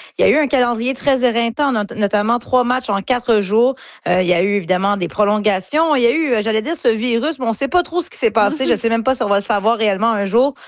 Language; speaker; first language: French; native; French